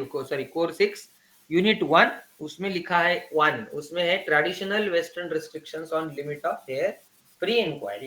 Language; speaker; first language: Hindi; native; Hindi